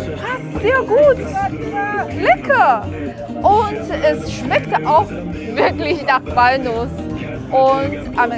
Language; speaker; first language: German; non-native, fluent; Chinese